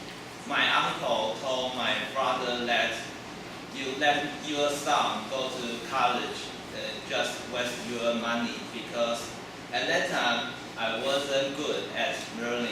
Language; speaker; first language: English; non-native, learner; Chinese